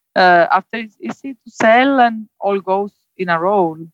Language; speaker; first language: English; non-native, fluent; Spanish